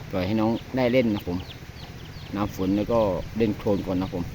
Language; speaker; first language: Thai; native; Thai